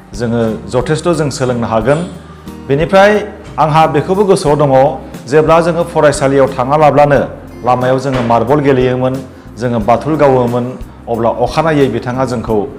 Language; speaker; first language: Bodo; native; Bodo